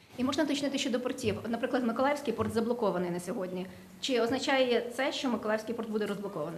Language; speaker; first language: Ukrainian; native; Ukrainian